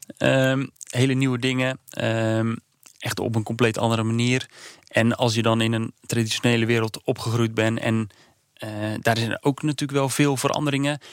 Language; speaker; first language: Dutch; native; Dutch